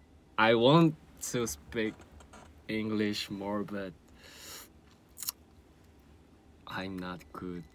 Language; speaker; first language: English; non-native, learner; Korean